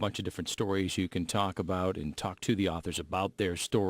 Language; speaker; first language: English; native; English